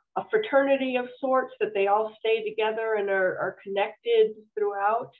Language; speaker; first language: English; native; English